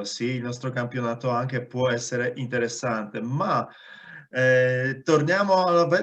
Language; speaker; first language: Italian; non-native, fluent; Polish